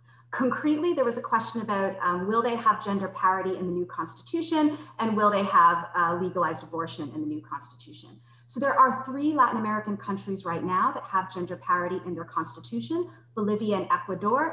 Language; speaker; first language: English; native; English